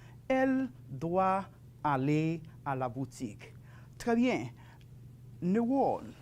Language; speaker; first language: French; non-native, fluent; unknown